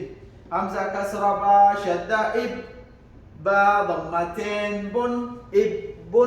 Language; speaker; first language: Arabic; non-native, local second language; Somali